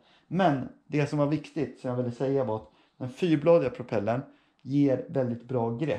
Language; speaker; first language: Swedish; native; Swedish